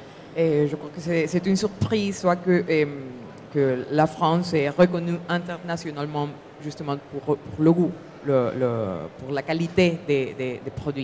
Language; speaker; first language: French; non-native, fluent; Spanish